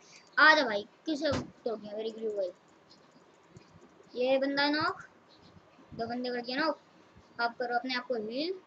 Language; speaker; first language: Hindi; native; Hindi